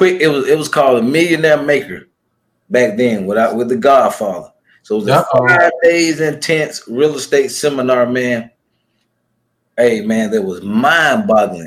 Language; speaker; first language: English; native; English